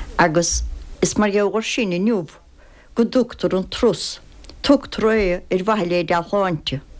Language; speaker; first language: Irish; native; Irish